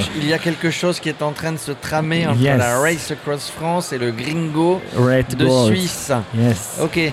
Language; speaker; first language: French; native; French